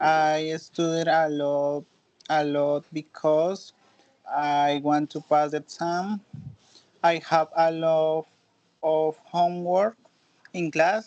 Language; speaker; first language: English; non-native, learner; Spanish